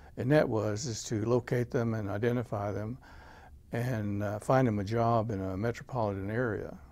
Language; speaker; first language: English; native; English